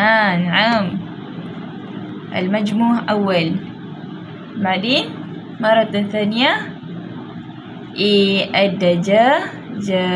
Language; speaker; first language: Arabic; non-native, learner; Malay